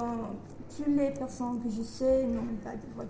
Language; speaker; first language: French; non-native, learner; English